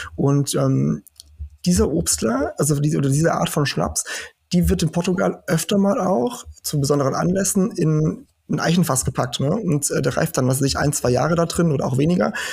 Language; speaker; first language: German; early bilingual, heritage; German